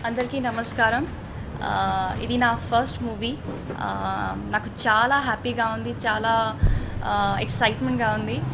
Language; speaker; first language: Telugu; non-native, learner; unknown